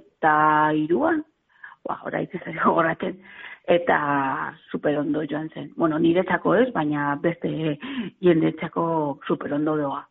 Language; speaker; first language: Basque; non-native, local second language; Spanish